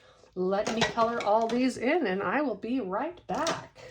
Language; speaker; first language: English; native; English